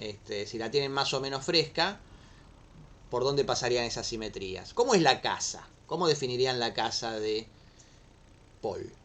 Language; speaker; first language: Spanish; native; Spanish